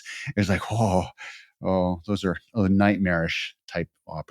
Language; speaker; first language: English; native; English